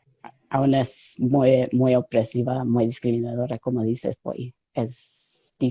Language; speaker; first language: Spanish; non-native, fluent; English